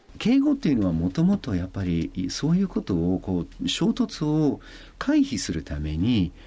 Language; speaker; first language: Japanese; non-native, fluent; English